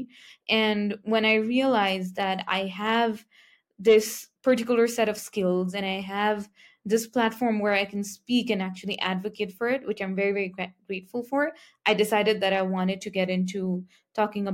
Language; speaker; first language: English; non-native, local second language; Nepali